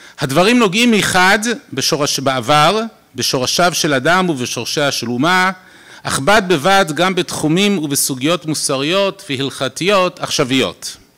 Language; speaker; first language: Hebrew; native; Hebrew